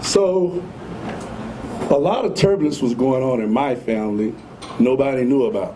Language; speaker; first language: English; native; English